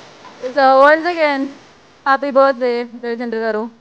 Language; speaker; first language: Telugu; native; Telugu